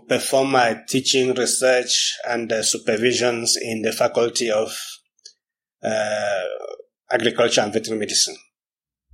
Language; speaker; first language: English; non-native, local second language; French